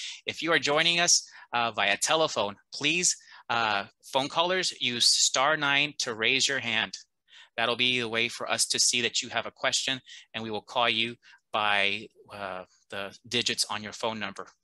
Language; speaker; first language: English; early bilingual, other home language; Spanish